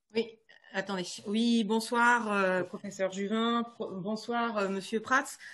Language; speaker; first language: French; native; French